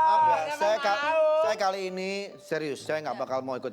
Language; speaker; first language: Indonesian; native; Indonesian